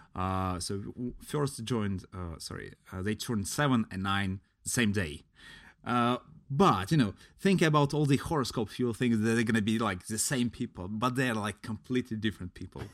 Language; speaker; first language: English; non-native, fluent; Latvian